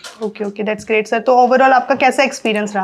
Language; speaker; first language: Hindi; native; Hindi